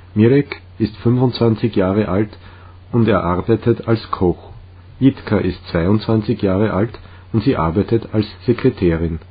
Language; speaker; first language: German; non-native, fluent; Czech